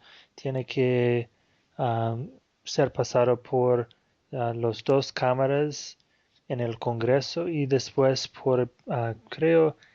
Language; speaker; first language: Spanish; non-native, fluent; Portuguese